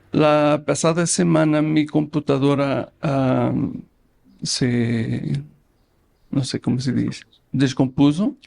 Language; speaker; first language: Spanish; non-native, learner; Portuguese